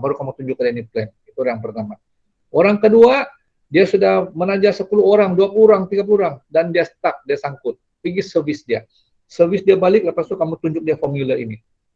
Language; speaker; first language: Indonesian; non-native, local second language; Malay